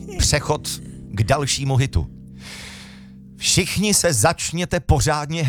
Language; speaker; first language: Czech; native; Czech